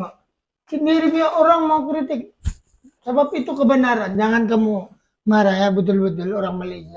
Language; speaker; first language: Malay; non-native, local second language; Filipino